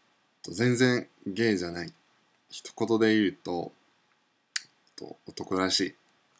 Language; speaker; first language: Japanese; non-native, fluent; English